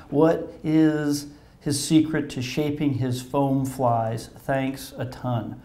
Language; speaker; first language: English; native; English